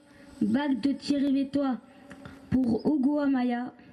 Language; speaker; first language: French; native; French